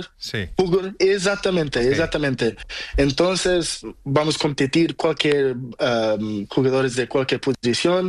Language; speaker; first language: Spanish; non-native, learner; Portuguese